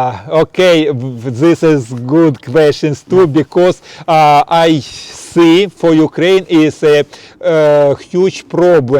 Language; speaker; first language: English; non-native, learner; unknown